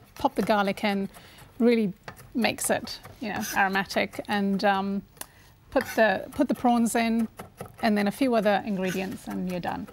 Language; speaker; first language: English; non-native, local second language; Gujarati